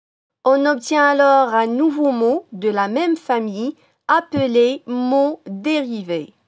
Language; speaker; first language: French; non-native, local second language; Arabic